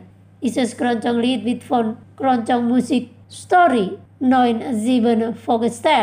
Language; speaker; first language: German; non-native, fluent; Indonesian